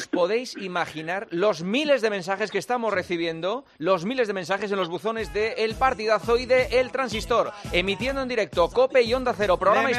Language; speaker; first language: Spanish; native; Spanish